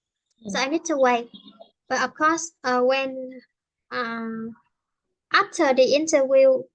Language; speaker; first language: English; non-native, fluent; Vietnamese